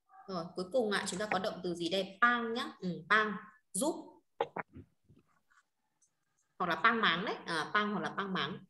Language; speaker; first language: Vietnamese; native; Vietnamese